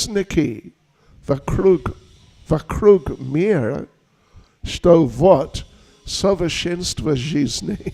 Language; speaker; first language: Russian; non-native, learner; English